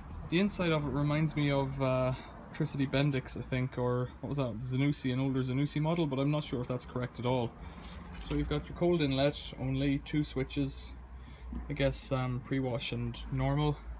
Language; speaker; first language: English; native; English